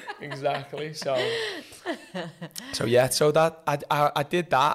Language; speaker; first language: English; native; English